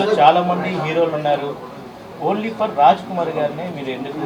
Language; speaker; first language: Telugu; native; Telugu